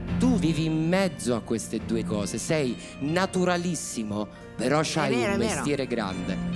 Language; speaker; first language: Italian; native; Italian